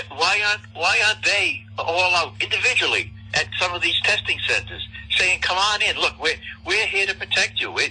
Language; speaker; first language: English; native; English